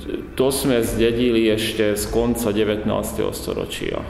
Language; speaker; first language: Slovak; non-native, local second language; Hungarian